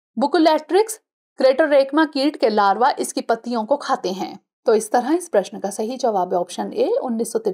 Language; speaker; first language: Hindi; native; Hindi